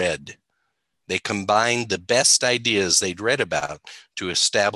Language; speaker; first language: English; native; English